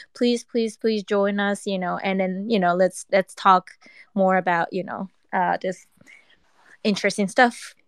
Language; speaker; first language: English; non-native, fluent; Japanese